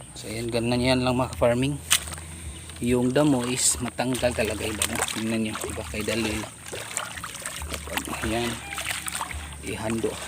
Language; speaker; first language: Filipino; non-native, local second language; Cebuano